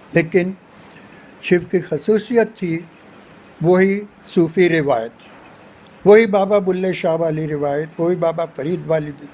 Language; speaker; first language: Hindi; non-native, local second language; Punjabi